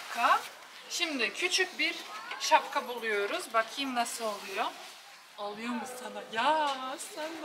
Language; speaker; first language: Turkish; non-native, fluent; Bosnian